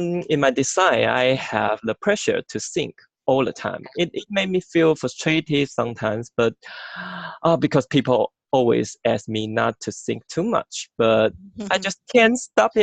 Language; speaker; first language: English; non-native, fluent; Chinese